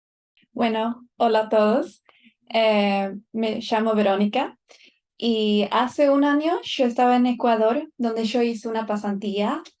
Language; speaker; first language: Spanish; non-native, fluent; Swedish